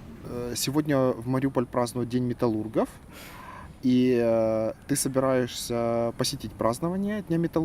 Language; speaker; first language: Russian; native; Russian